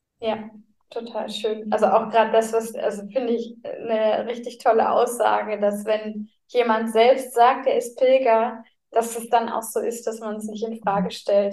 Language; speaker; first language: German; native; German